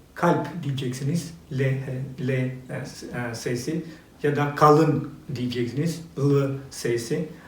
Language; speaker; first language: Turkish; non-native, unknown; Albanian